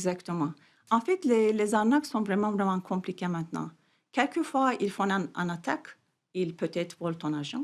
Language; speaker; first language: French; non-native, fluent; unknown